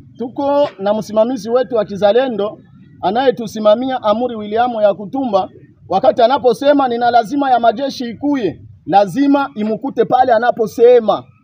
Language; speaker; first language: Swahili; native; Swahili